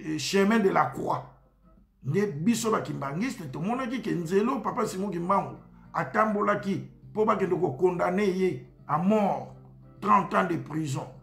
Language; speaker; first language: Lingala; non-native, local second language; Kongo